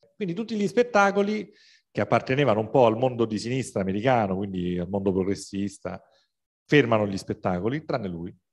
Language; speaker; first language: Italian; native; Italian